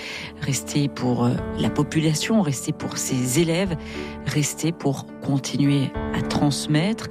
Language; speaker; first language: French; native; French